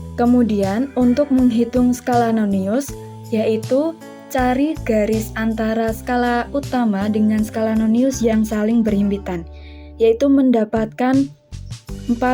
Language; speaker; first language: Indonesian; native; Indonesian